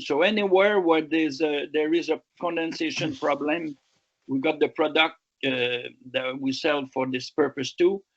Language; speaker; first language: English; non-native, local second language; French